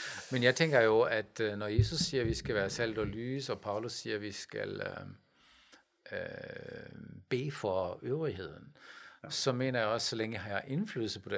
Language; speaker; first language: Danish; non-native, fluent; German